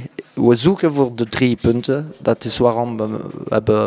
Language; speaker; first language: Dutch; non-native, local second language; French